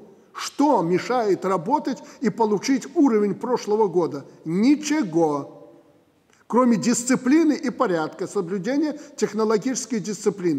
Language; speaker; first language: Russian; native; Russian